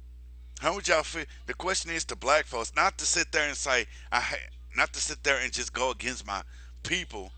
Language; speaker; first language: English; native; English